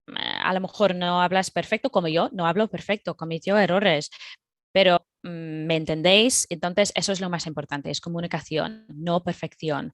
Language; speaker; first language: Spanish; non-native, fluent; English